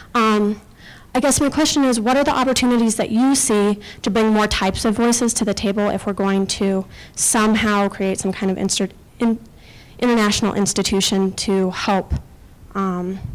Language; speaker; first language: English; native; English